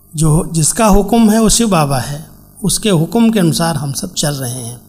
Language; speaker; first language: Hindi; native; Hindi